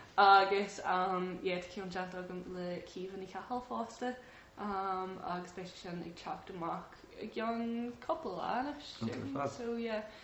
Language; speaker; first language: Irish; non-native, local second language; English